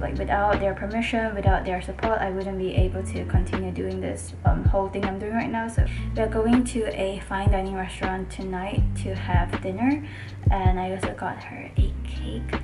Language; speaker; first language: English; non-native, local second language; Chinese